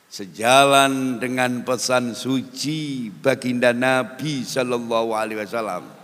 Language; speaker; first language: Indonesian; non-native, local second language; Javanese